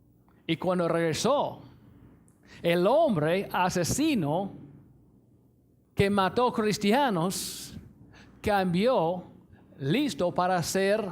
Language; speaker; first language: Spanish; non-native, fluent; English